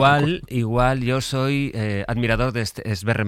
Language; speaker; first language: Spanish; native; Spanish